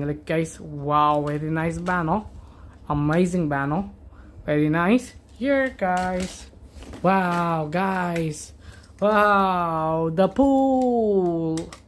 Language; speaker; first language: English; non-native, learner; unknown